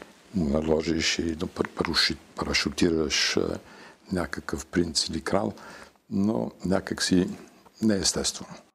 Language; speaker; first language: Bulgarian; early bilingual, heritage; Bulgarian